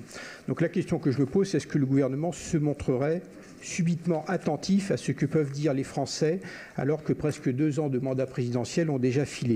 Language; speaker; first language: French; native; French